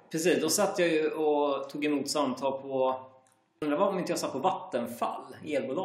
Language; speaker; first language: Swedish; native; Swedish